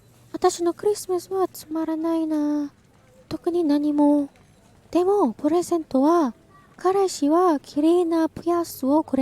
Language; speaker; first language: Japanese; non-native, learner; English